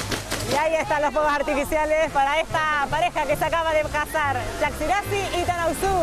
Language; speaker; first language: Spanish; native; Spanish